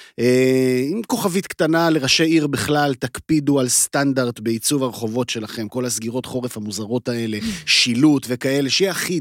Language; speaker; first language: Hebrew; native; Hebrew